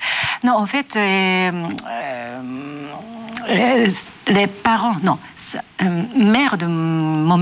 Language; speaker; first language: French; non-native, learner; Japanese